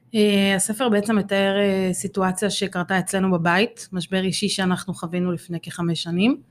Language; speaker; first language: Hebrew; native; Hebrew